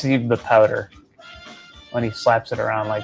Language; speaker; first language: English; native; English